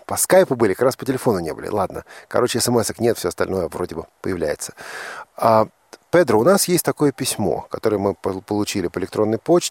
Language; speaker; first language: Russian; native; Russian